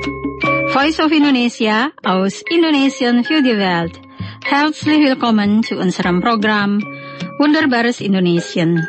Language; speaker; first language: German; non-native, fluent; Indonesian